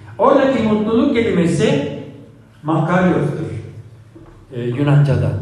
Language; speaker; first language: Turkish; non-native, fluent; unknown